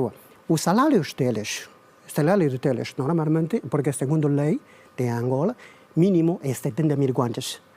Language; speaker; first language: Portuguese; non-native, learner; Chinese